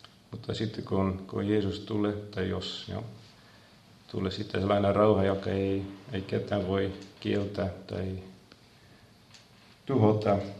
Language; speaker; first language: Finnish; non-native, fluent; Dutch